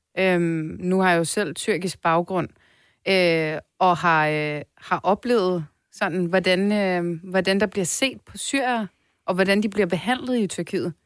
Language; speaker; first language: Danish; early bilingual, other home language; Turkish